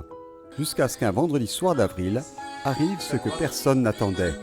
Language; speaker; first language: French; native; French